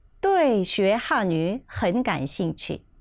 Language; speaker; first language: Chinese; non-native, fluent; Korean